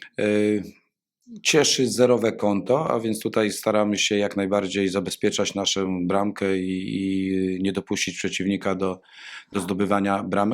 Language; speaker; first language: Polish; native; Polish